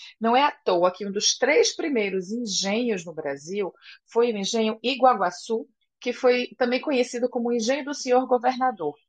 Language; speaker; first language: Portuguese; native; Portuguese